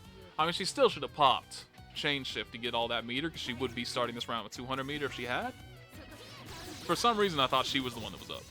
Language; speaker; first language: English; native; English